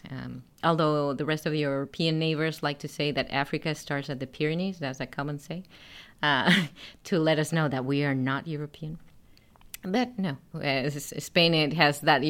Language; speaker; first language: English; non-native, fluent; Spanish